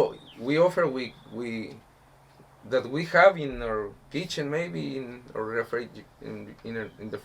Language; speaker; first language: English; non-native, learner; Spanish